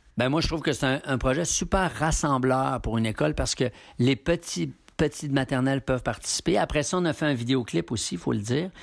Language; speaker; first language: French; native; French